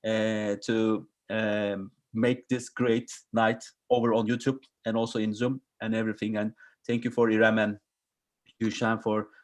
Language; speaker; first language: English; non-native, learner; Turkish